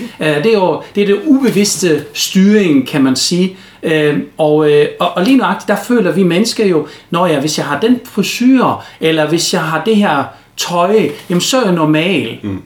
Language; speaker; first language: Danish; native; Danish